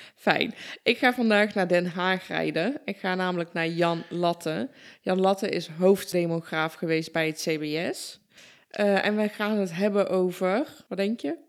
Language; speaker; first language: Dutch; early bilingual, other home language; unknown